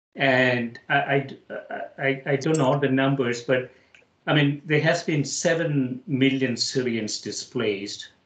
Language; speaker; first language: English; non-native, local second language; Malayalam